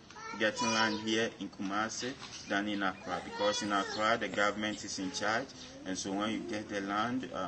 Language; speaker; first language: English; non-native, local second language; Akan